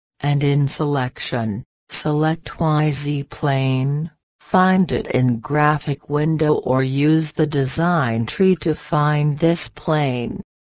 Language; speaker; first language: English; non-native, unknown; Persian